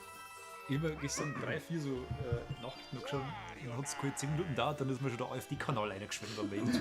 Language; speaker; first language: German; native; German